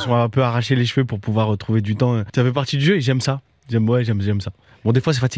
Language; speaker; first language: French; native; French